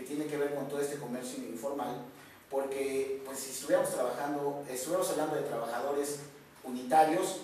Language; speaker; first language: Spanish; native; Spanish